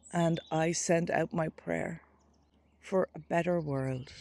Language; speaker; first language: English; native; English